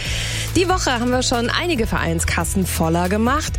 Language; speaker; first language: German; native; German